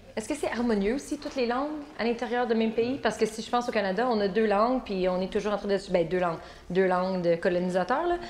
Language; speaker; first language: French; native; French